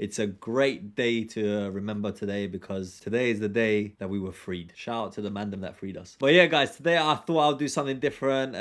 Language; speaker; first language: English; early bilingual, other home language; Albanian